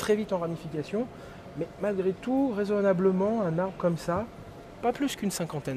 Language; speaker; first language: French; native; French